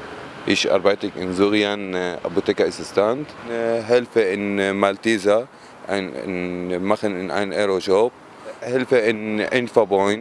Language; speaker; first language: German; non-native, learner; Arabic